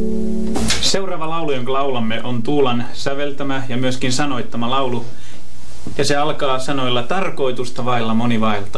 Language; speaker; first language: Finnish; native; Finnish